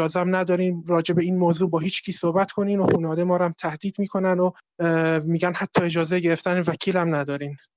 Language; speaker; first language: Persian; non-native, local second language; Kurdish